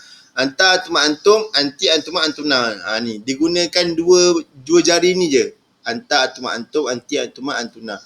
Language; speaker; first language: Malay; native; Malay